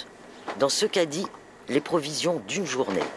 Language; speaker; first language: French; native; French